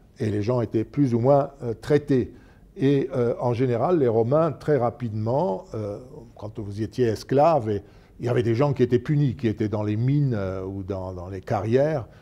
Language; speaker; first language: French; non-native, local second language; Luxembourgish